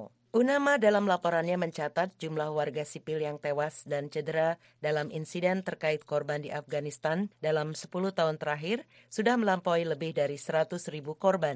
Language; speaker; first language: Indonesian; native; Indonesian